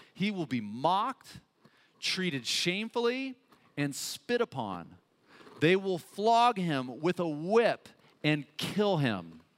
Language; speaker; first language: English; native; English